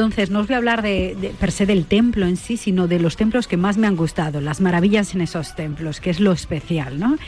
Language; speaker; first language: Spanish; native; Spanish